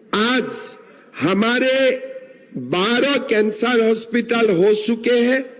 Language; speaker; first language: Hindi; non-native, local second language; Assamese